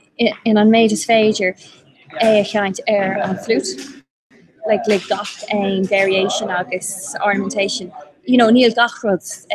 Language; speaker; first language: Irish; non-native, local second language; English